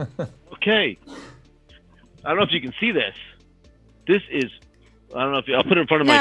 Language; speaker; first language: English; native; English